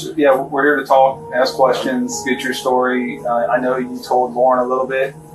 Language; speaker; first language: English; native; English